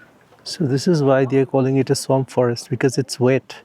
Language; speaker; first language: English; non-native, fluent; Bangla